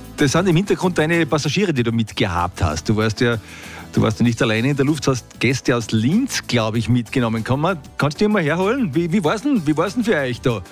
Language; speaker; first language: German; native; German